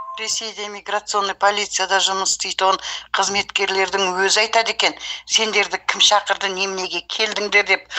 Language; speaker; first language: Kazakh; early bilingual, heritage; Kazakh